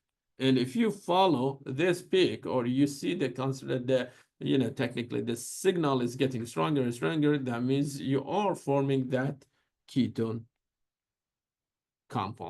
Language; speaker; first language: English; non-native, fluent; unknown